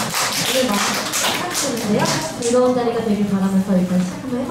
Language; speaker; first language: Korean; native; Korean